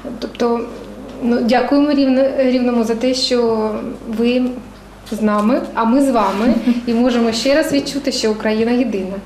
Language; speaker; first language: Ukrainian; non-native, local second language; Russian